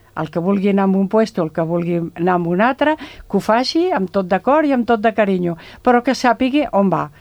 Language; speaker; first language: Catalan; non-native, local second language; Spanish